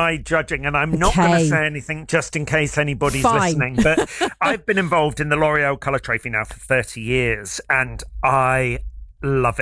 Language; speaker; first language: English; native; English